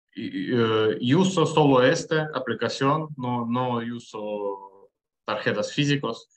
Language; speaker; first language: Spanish; non-native, learner; Russian